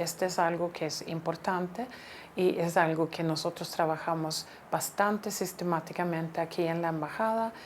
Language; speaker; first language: Spanish; non-native, fluent; Swedish